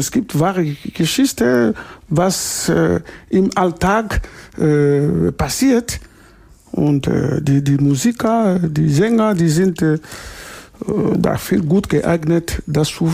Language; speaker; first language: German; non-native, learner; Lingala